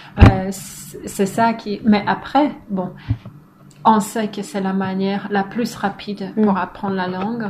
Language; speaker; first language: French; non-native, fluent; Polish